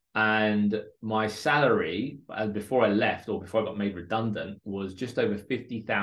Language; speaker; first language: English; early bilingual, other home language; Russian